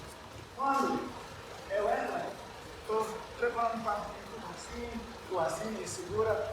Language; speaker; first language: Portuguese; non-native, learner; English